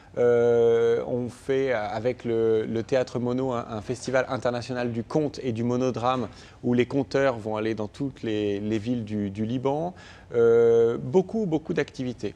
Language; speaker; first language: French; native; French